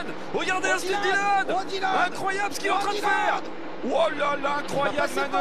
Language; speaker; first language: French; native; French